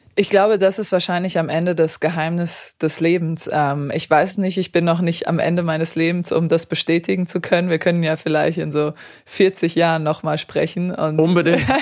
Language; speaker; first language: German; early bilingual, other home language; Serbian